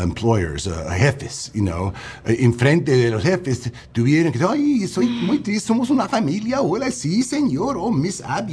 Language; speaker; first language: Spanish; early bilingual, heritage; English